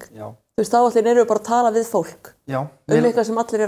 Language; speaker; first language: Icelandic; native; Icelandic